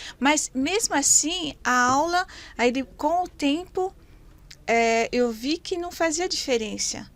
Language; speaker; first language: Portuguese; non-native, fluent; French